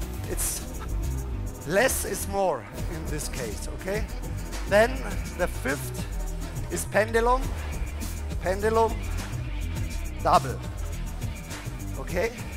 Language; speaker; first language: English; non-native, learner; German